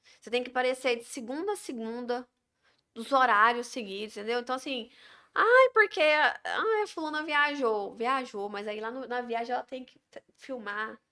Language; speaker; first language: Portuguese; native; Portuguese